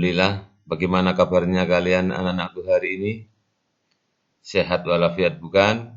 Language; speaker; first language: Indonesian; native; Indonesian